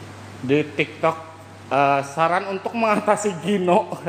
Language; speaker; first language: Indonesian; native; Indonesian